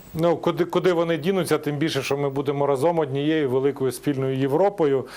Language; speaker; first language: Ukrainian; native; Ukrainian